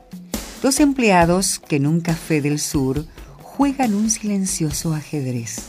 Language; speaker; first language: Spanish; native; Spanish